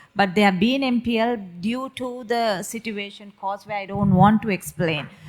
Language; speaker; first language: English; non-native, local second language; Sinhala